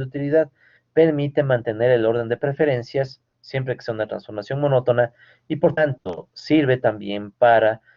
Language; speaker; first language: Spanish; native; Spanish